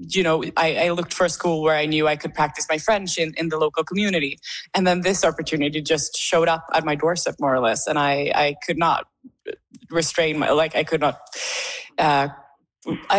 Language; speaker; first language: English; non-native, fluent; Swedish